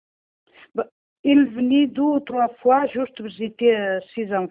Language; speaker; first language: French; non-native, learner; Portuguese